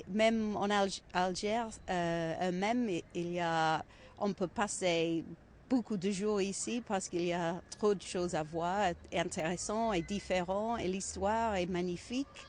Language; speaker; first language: French; non-native, fluent; English